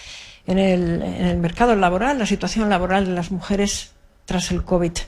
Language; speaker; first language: Spanish; native; Spanish